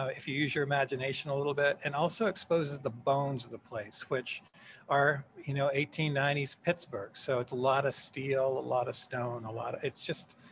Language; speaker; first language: English; native; English